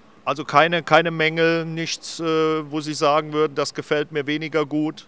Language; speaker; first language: German; native; German